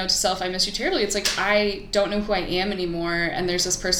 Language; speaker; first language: English; native; English